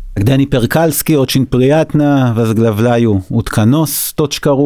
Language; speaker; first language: Russian; non-native, learner; Hebrew